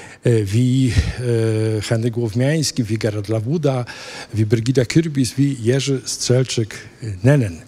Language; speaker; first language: German; non-native, fluent; Polish